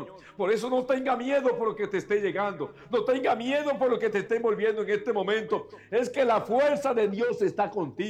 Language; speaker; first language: Spanish; native; Spanish